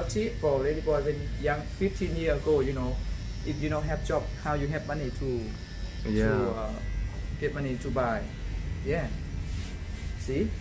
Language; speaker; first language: English; non-native, learner; Thai